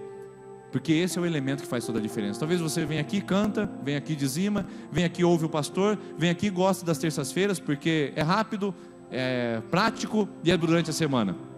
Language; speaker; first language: Portuguese; native; Portuguese